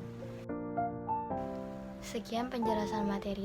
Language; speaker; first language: Indonesian; native; Indonesian